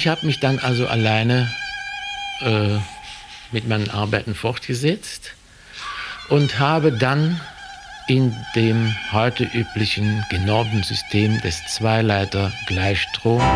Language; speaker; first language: German; native; German